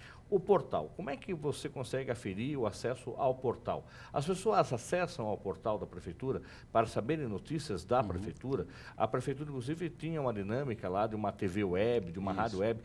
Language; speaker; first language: Portuguese; native; Portuguese